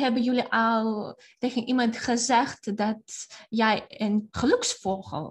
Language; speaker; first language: Dutch; non-native, fluent; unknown